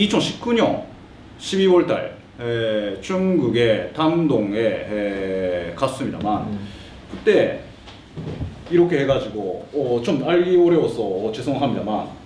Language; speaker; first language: Korean; early bilingual, heritage; Korean